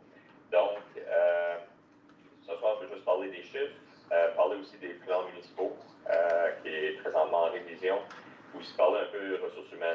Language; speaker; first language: French; native; French